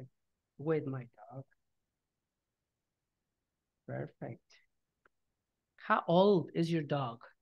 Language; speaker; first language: English; non-native, fluent; Spanish